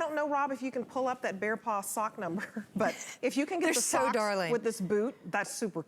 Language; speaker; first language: English; native; English